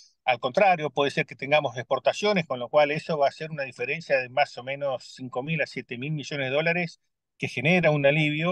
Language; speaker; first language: Spanish; native; Spanish